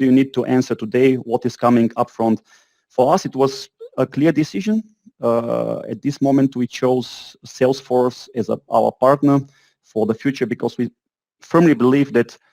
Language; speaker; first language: English; non-native, fluent; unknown